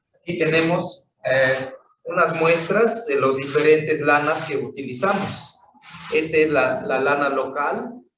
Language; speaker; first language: Spanish; non-native, local second language; Zapotec